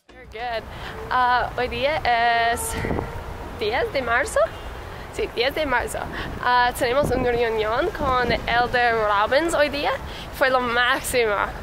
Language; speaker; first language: Spanish; non-native, learner; English